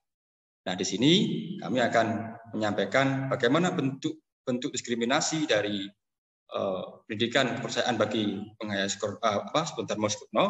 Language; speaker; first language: Indonesian; native; Indonesian